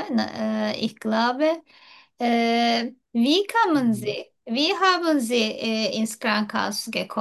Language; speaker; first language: German; non-native, learner; Turkish